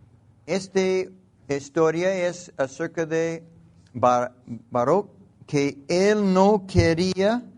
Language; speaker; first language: Spanish; non-native, learner; English